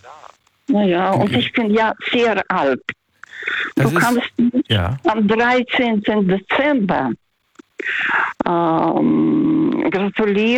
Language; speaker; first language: German; non-native, fluent; Russian